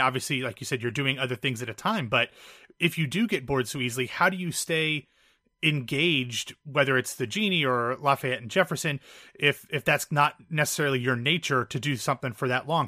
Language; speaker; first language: English; native; English